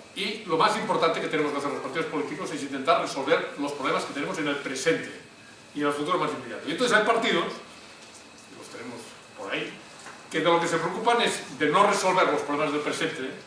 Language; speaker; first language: Spanish; native; Spanish